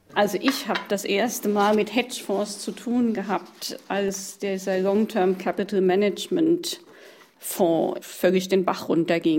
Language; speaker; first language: German; native; German